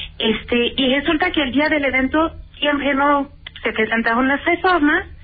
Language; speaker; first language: Spanish; native; Spanish